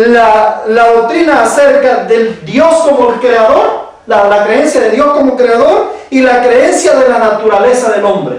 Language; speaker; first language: Spanish; native; Spanish